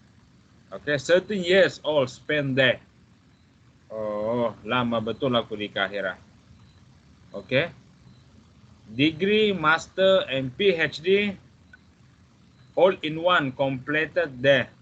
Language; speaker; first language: English; non-native, fluent; Malay